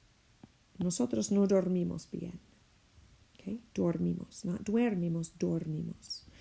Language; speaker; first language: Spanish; non-native, fluent; English